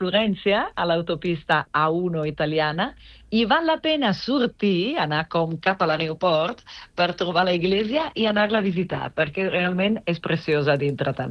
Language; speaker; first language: Catalan; non-native, fluent; Italian